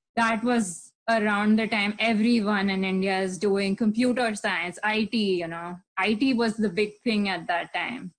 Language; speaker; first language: English; non-native, local second language; Hindi